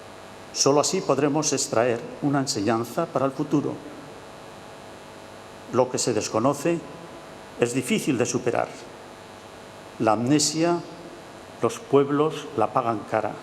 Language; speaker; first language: Spanish; native; Spanish